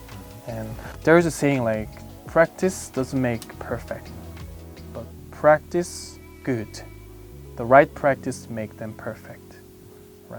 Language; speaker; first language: English; non-native, fluent; Korean